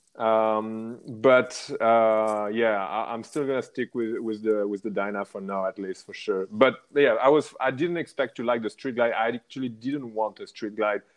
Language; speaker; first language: English; non-native, fluent; French